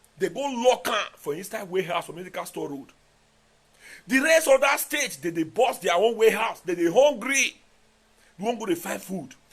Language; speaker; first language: Nigerian Pidgin; native; Nigerian Pidgin